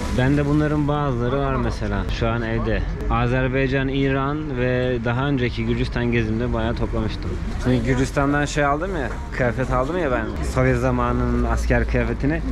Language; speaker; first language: Turkish; native; Turkish